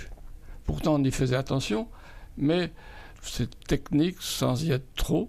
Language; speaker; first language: French; native; French